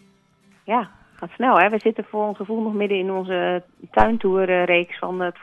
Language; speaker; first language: Dutch; native; Dutch